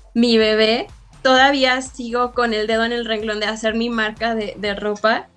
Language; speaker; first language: Spanish; native; Spanish